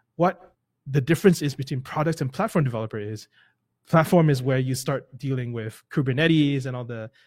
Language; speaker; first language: English; native; English